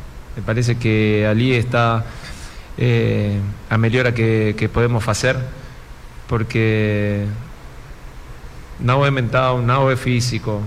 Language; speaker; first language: Portuguese; non-native, fluent; Spanish